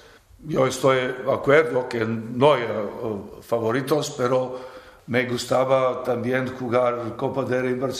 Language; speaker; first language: Spanish; non-native, fluent; Serbian